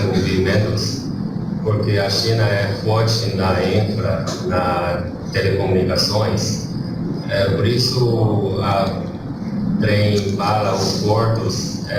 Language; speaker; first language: Portuguese; non-native, learner; Chinese